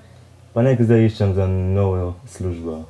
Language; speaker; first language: Slovenian; non-native, learner; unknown